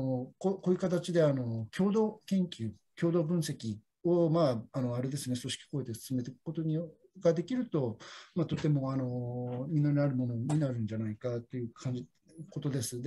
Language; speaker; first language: Japanese; native; Japanese